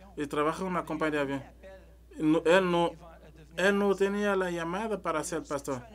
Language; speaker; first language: Spanish; non-native, learner; French